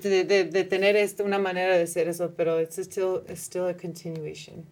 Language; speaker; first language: Spanish; early bilingual, heritage; Spanish